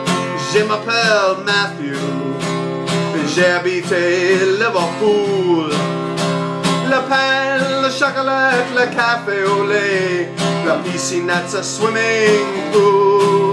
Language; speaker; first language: French; non-native, learner; English